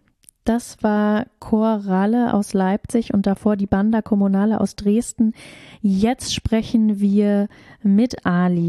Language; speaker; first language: German; native; German